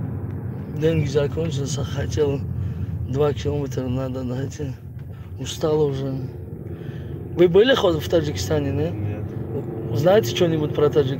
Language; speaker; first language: Russian; non-native, local second language; Tajik